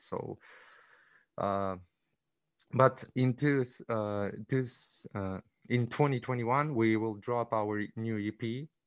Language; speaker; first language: English; non-native, learner; Russian